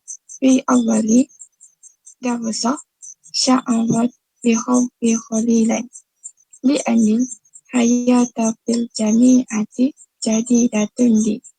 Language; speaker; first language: Arabic; non-native, learner; Malay